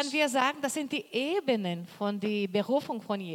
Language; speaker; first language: German; non-native, fluent; Portuguese